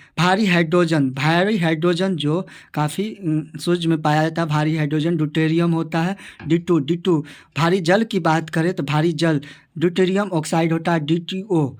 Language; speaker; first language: Hindi; native; Hindi